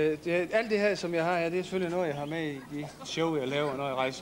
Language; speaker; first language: Danish; native; Danish